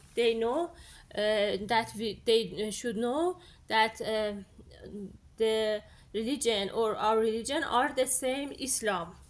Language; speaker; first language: English; non-native, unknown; Persian